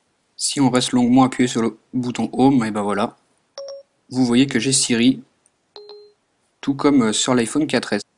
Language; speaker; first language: French; native; French